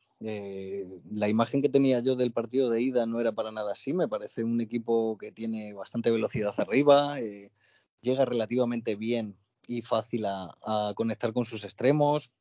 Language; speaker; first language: Spanish; native; Spanish